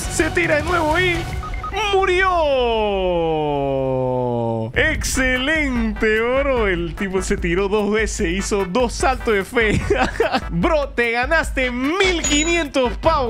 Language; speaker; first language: Spanish; native; Spanish